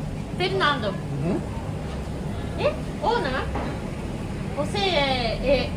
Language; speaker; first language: Portuguese; non-native, learner; Japanese